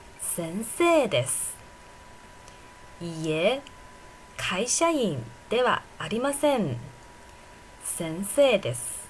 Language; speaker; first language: Japanese; non-native, fluent; Chinese